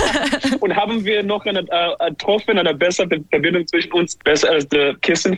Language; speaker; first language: German; non-native, learner; English